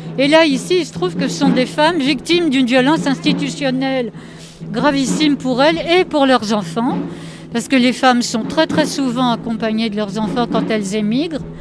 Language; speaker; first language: French; native; French